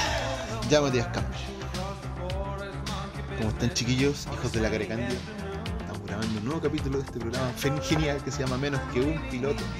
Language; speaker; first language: Spanish; native; Spanish